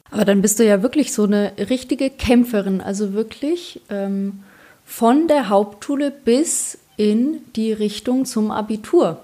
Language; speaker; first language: German; early bilingual, other home language; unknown